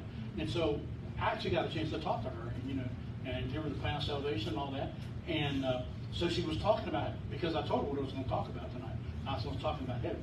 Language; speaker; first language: English; native; English